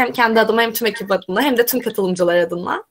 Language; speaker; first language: Turkish; native; Turkish